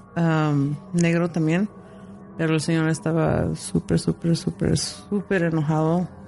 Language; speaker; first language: Spanish; early bilingual, heritage; Spanish